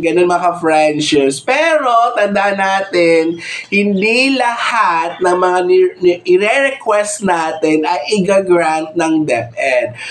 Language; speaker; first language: Filipino; non-native, local second language; Cebuano